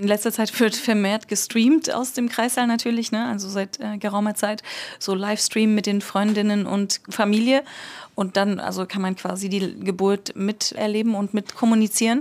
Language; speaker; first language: German; native; German